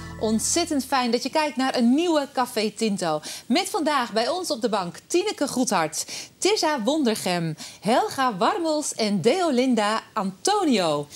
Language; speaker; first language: Dutch; native; Dutch